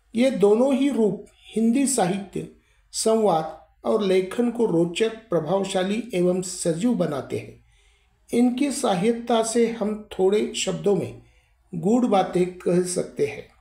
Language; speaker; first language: Hindi; non-native, local second language; Marathi